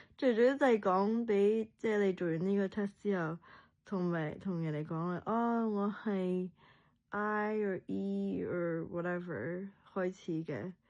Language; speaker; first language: Cantonese; early bilingual, heritage; Cantonese